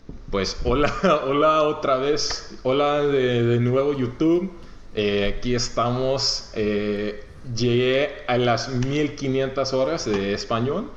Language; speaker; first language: Spanish; non-native, fluent; English